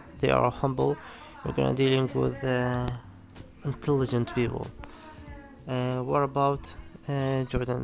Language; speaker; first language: English; non-native, learner; Arabic